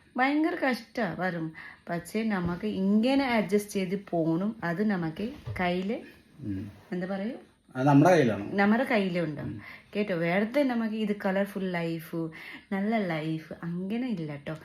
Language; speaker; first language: Malayalam; non-native, learner; Nepali